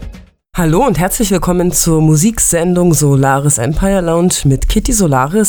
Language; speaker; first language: German; native; German